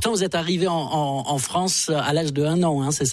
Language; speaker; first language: French; native; French